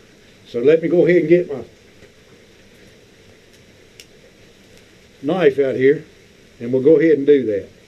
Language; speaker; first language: English; native; English